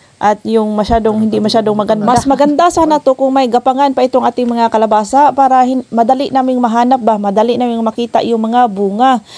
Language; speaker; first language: Filipino; non-native, local second language; Cebuano